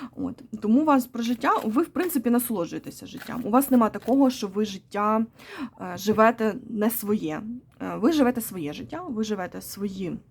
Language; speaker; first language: Ukrainian; non-native, local second language; Russian